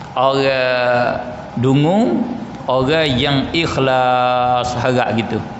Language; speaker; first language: Malay; native; Malay